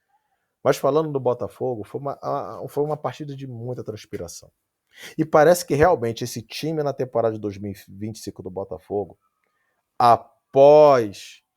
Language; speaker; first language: Portuguese; native; Portuguese